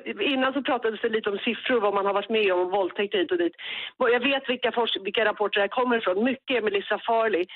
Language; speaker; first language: Swedish; native; Swedish